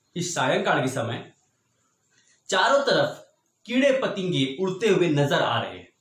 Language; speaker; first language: Hindi; non-native, local second language; Marathi